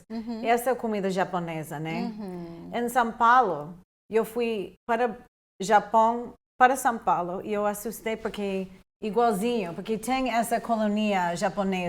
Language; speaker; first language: Portuguese; non-native, fluent; English